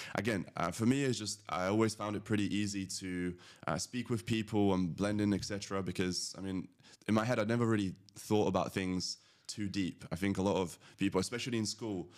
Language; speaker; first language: English; early bilingual, other home language; Latvian